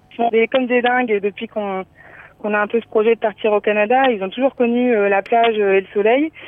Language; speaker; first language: French; native; French